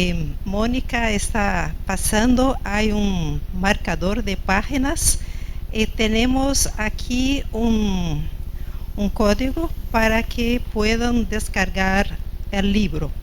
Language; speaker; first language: Spanish; non-native, fluent; Portuguese